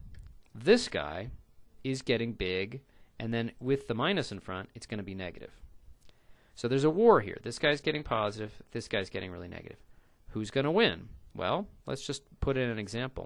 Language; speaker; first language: English; native; English